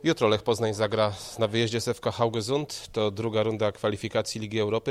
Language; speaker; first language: Polish; native; Polish